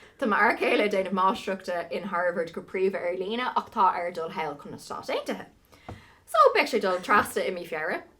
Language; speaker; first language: Irish; non-native, local second language; English